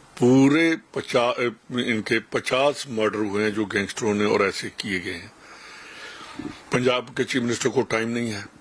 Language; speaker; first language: Urdu; non-native, local second language; Punjabi